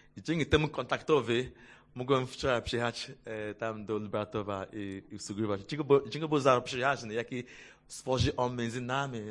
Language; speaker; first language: Polish; non-native, fluent; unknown